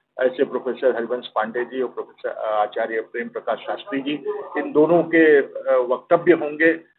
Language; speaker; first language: Hindi; native; Hindi